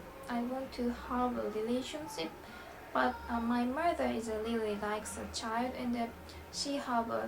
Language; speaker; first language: English; non-native, learner; Japanese